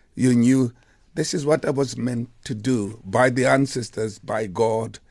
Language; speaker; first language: English; non-native, local second language; Xhosa